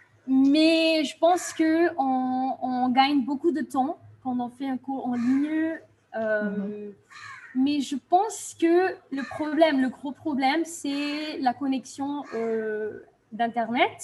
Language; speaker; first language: French; non-native, fluent; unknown